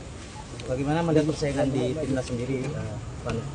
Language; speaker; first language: Indonesian; native; Indonesian